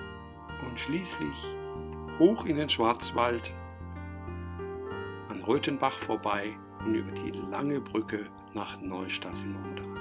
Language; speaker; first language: German; native; German